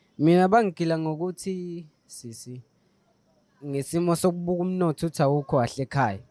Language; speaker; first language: Zulu; native; Zulu